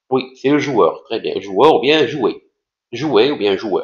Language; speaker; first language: French; non-native, local second language; Arabic